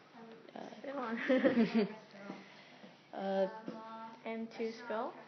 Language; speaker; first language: French; non-native, learner; English